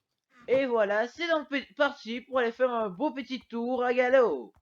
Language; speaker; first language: French; native; French